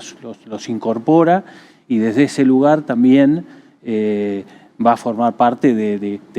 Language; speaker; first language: Spanish; native; Spanish